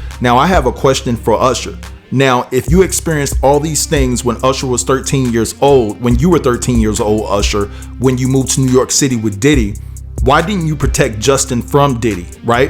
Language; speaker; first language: English; native; English